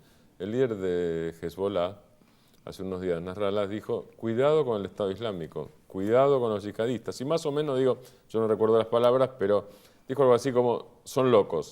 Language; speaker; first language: Spanish; native; Spanish